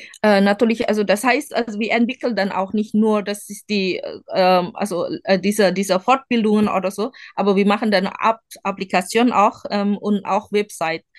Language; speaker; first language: German; non-native, learner; Indonesian